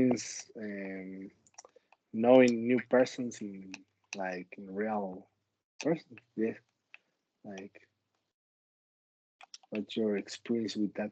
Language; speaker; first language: English; non-native, learner; Spanish